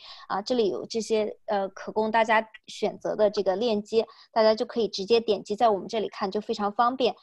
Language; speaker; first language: Chinese; native; Chinese